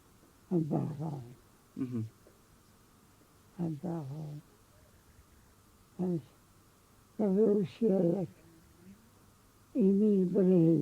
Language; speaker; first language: French; non-native, local second language; Arabic